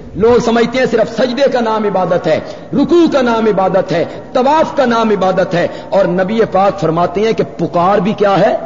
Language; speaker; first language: Urdu; non-native, local second language; Punjabi